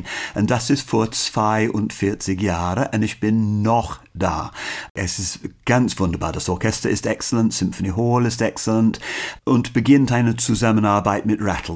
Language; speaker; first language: German; non-native, learner; English